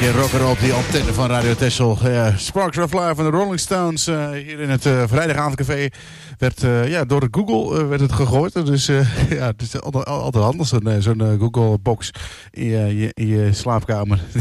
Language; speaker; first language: Dutch; native; Dutch